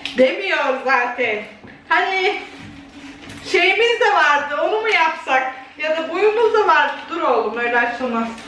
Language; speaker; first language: Turkish; early bilingual, heritage; Turkish